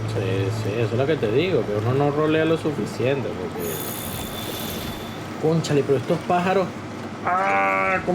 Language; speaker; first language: Spanish; native; Spanish